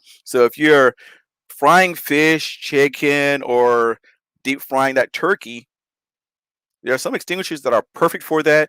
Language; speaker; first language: English; native; English